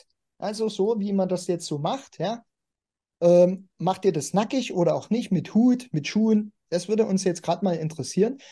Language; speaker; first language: German; native; German